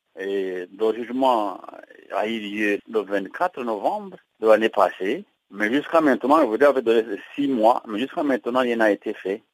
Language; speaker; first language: French; non-native, local second language; Kinyarwanda